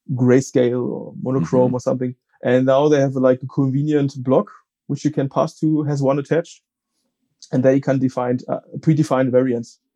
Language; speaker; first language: English; non-native, fluent; German